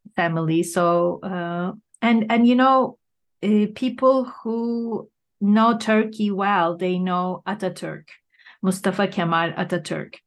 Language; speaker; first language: English; non-native, fluent; Turkish